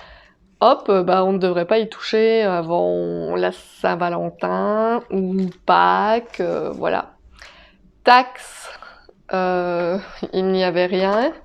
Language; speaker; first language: French; native; French